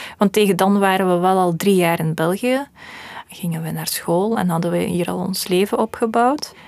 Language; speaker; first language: Dutch; early bilingual, other home language; Russian